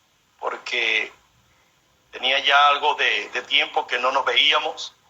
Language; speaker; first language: Spanish; native; Spanish